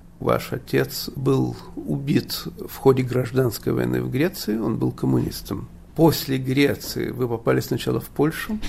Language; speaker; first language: Russian; native; Russian